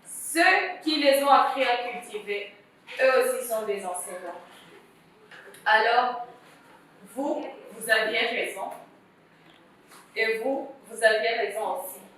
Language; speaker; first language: French; non-native, local second language; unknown